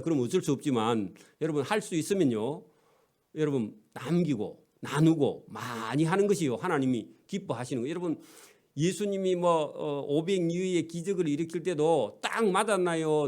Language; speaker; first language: Korean; native; Korean